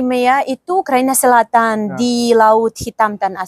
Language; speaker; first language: Indonesian; non-native, fluent; Ukrainian